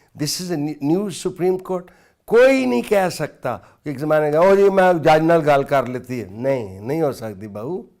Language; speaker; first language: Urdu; non-native, local second language; Punjabi